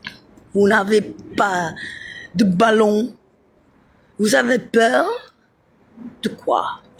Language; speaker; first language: French; non-native, learner; Italian